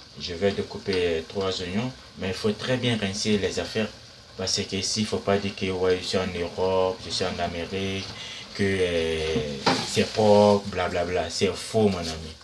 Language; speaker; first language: French; non-native, local second language; Susu